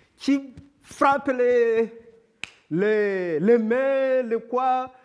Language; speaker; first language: French; non-native, local second language; Kinyarwanda